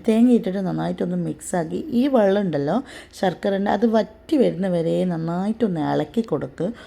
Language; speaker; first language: Malayalam; non-native, fluent; Tamil